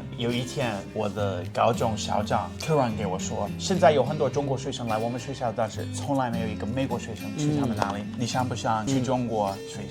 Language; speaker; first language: Chinese; non-native, fluent; English